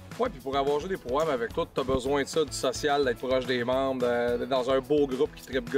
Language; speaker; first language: French; native; French